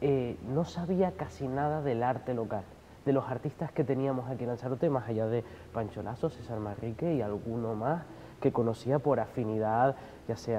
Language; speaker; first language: Spanish; native; Spanish